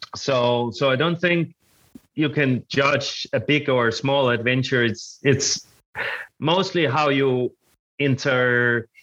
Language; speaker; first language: English; non-native, fluent; Danish